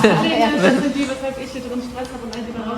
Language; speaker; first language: German; native; German